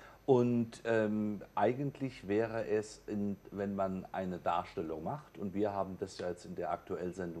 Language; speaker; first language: German; native; German